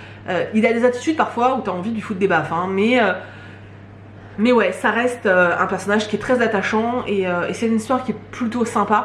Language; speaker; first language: French; native; French